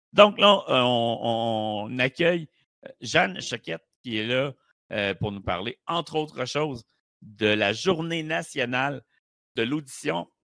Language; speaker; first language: French; native; French